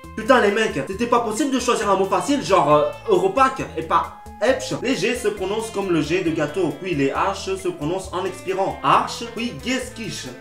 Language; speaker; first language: French; native; French